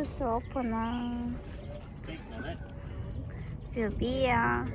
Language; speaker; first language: German; non-native, learner; Korean